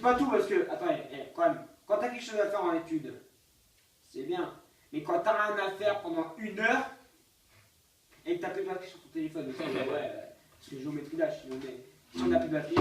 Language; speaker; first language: French; native; French